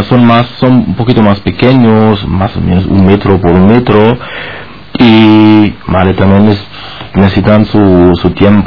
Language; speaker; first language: Spanish; non-native, fluent; German